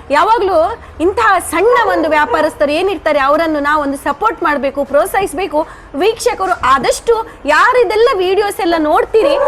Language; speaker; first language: Kannada; non-native, local second language; Tulu